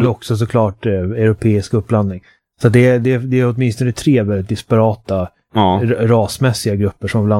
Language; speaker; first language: Swedish; native; Swedish